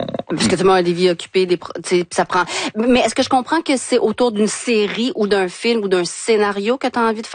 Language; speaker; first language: French; native; French